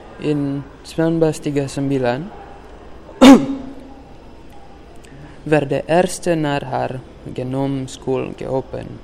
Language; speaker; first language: Dutch; non-native, learner; Indonesian